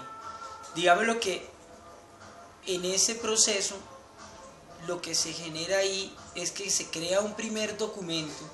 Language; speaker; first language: Spanish; native; Spanish